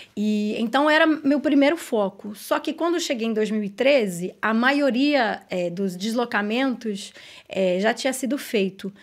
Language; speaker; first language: Portuguese; non-native, fluent; English